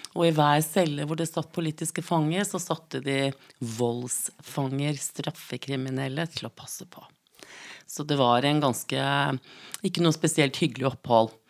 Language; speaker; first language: Norwegian; native; Norwegian